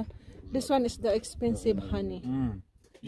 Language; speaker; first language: English; non-native, local second language; Filipino